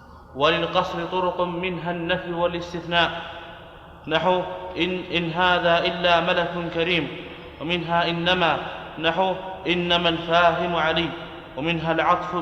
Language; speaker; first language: Arabic; native; Arabic